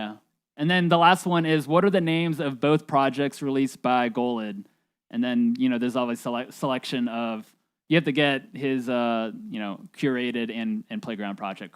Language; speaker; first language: English; native; English